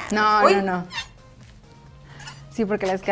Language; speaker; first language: Spanish; native; Spanish